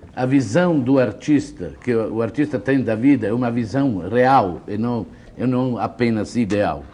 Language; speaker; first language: Portuguese; non-native, fluent; Italian